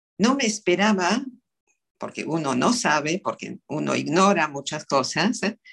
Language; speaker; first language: Spanish; non-native, fluent; French